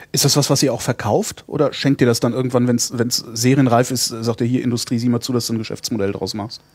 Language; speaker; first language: German; native; German